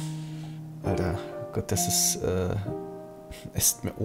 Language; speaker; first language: German; native; German